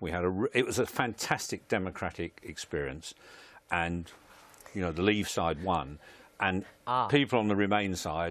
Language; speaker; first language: English; native; English